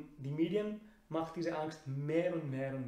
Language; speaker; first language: German; non-native, learner; Urdu